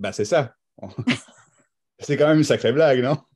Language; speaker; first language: French; native; French